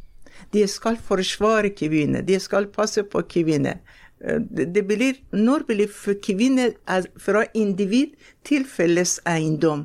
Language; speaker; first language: Norwegian; non-native, fluent; Persian